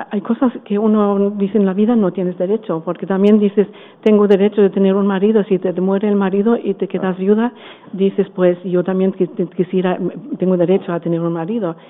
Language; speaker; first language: Spanish; non-native, fluent; German